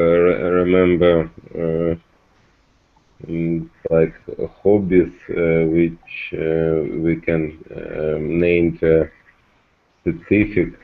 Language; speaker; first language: English; non-native, learner; Russian